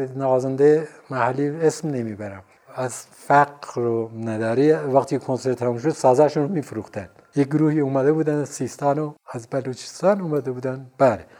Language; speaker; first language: Persian; non-native, local second language; Central Kurdish